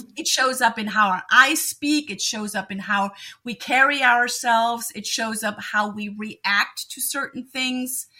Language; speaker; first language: English; non-native, fluent; German